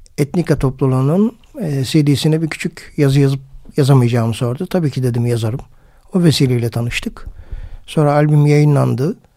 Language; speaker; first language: Turkish; native; Turkish